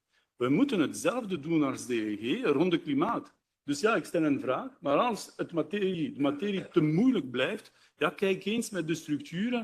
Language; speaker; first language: Dutch; non-native, local second language; French